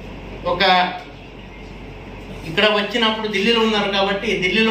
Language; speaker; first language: Telugu; native; Telugu